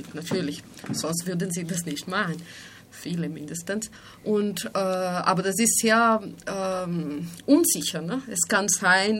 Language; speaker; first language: German; non-native, fluent; Spanish